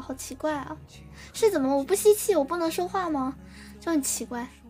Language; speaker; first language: Chinese; early bilingual, heritage; Chinese